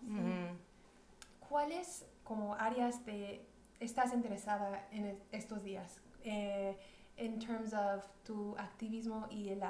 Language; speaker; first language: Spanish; early bilingual, other home language; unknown